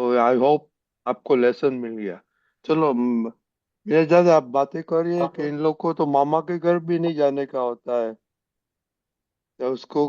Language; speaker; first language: Hindi; non-native, local second language; Gujarati